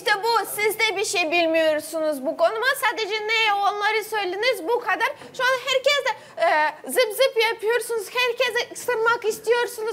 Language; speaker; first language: Turkish; non-native, learner; Russian